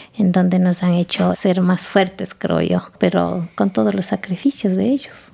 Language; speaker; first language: Spanish; native; Spanish